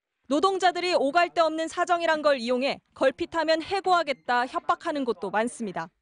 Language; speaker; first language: Korean; native; Korean